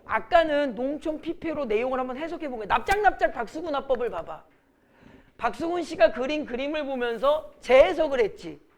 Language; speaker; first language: Korean; native; Korean